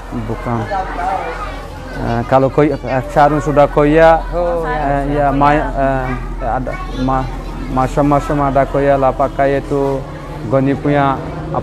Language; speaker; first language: Indonesian; non-native, learner; Rohingya